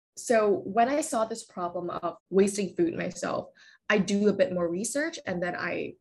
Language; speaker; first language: English; non-native, fluent; Vietnamese